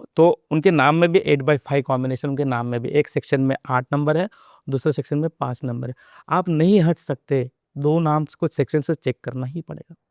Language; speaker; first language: Hindi; non-native, local second language; Telugu